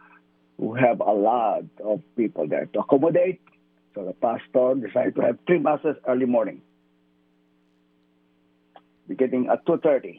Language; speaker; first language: English; non-native, local second language; Filipino